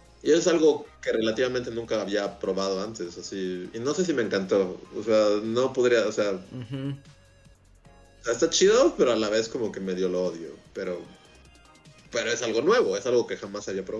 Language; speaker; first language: Spanish; native; Spanish